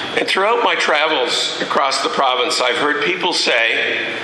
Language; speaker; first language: English; native; English